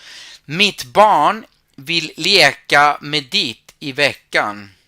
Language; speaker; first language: Swedish; non-native, fluent; Spanish